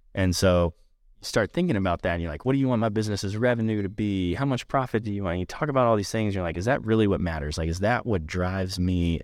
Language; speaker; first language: English; native; English